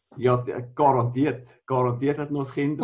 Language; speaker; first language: German; native; German